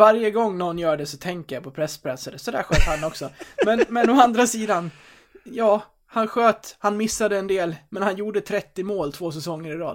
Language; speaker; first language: Swedish; native; Swedish